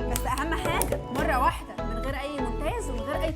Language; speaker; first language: Arabic; native; Arabic